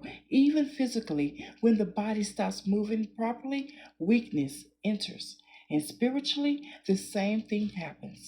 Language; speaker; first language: English; native; English